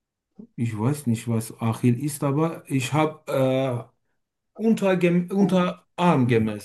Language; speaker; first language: German; non-native, learner; Turkish